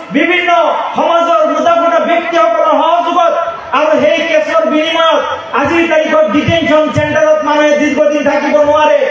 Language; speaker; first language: Assamese; non-native, local second language; Bangla